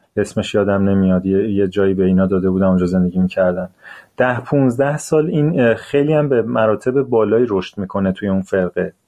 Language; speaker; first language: Persian; native; Persian